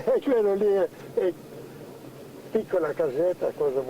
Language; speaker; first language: Italian; non-native, fluent; Slovenian